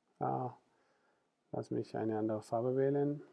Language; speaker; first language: German; non-native, fluent; Spanish